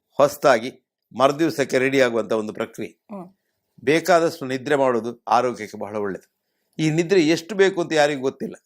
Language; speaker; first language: Kannada; native; Kannada